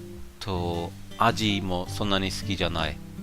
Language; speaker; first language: Japanese; non-native, learner; German